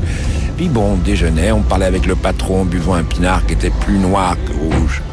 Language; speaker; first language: French; native; French